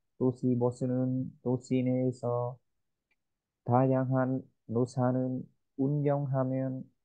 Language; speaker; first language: Korean; non-native, learner; Vietnamese